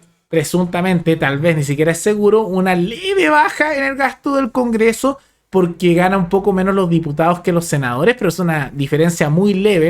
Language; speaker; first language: Spanish; native; Spanish